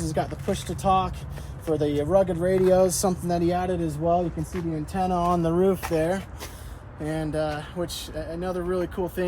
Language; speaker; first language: English; native; English